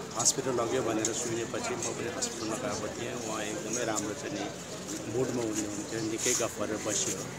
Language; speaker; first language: Nepali; non-native, local second language; Sherpa